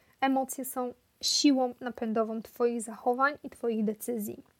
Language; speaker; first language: Polish; native; Polish